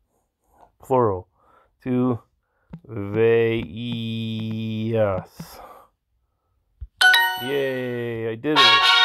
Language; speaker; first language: Spanish; non-native, learner; English